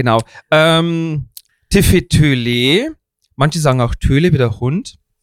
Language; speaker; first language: German; native; German